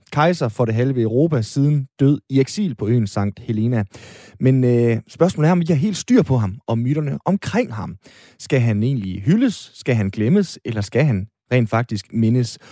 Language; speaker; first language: Danish; native; Danish